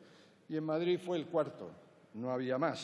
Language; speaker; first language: Spanish; native; Spanish